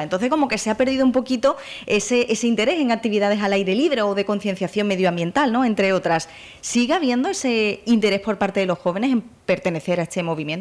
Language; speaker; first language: Spanish; native; Spanish